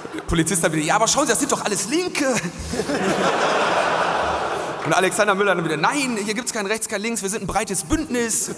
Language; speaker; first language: German; native; German